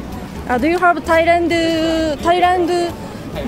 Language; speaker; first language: English; non-native, learner; Japanese